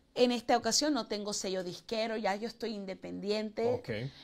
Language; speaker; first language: Spanish; early bilingual, heritage; Spanish